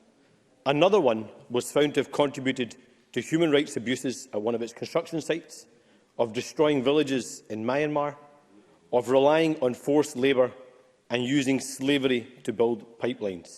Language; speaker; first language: English; native; English